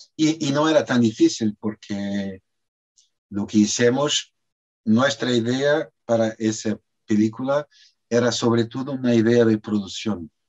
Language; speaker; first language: Spanish; non-native, fluent; Portuguese